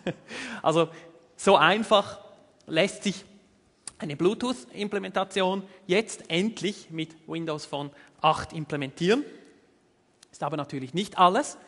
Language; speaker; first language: German; native; German